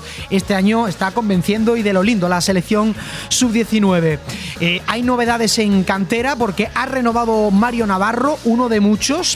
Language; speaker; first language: Spanish; native; Spanish